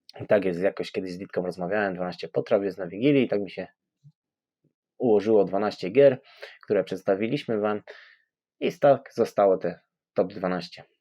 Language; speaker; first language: Polish; native; Polish